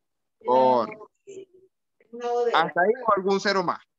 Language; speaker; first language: Spanish; native; Spanish